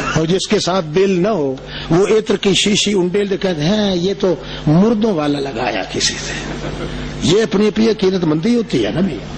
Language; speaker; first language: Urdu; non-native, local second language; Saraiki